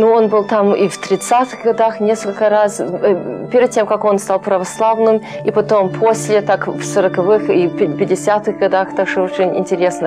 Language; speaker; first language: Russian; non-native, fluent; English